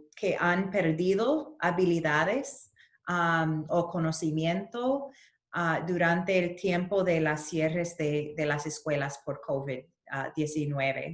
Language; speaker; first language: Spanish; early bilingual, heritage; Spanish